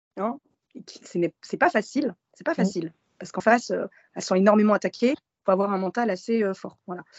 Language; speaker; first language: French; early bilingual, other home language; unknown